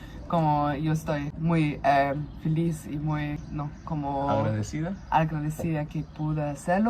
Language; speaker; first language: Spanish; non-native, fluent; German